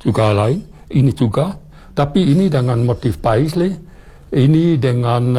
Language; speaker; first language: Indonesian; non-native, fluent; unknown